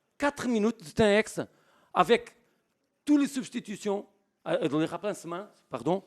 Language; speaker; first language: French; non-native, learner; Portuguese